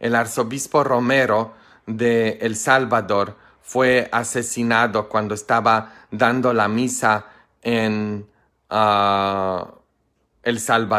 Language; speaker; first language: Spanish; non-native, fluent; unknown